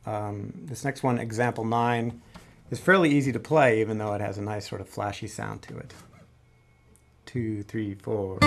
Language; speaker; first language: English; native; English